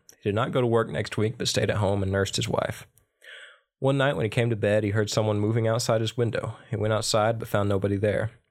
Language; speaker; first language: English; native; English